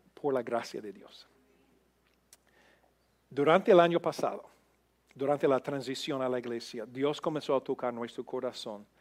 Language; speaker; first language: Spanish; non-native, fluent; English